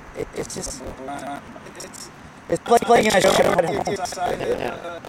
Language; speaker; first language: English; native; English